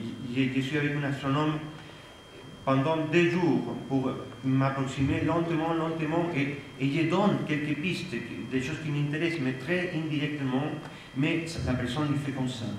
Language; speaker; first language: French; non-native, fluent; Spanish